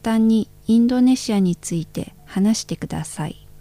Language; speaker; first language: Japanese; non-native, fluent; Indonesian